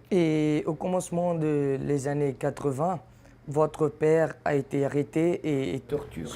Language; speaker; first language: French; non-native, fluent; Portuguese